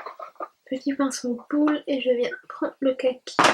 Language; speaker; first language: French; native; French